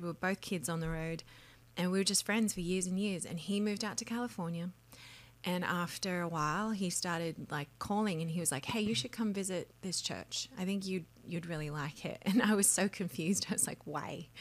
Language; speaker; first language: English; native; English